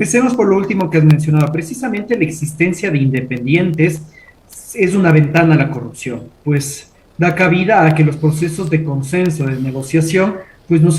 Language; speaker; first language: Spanish; native; Spanish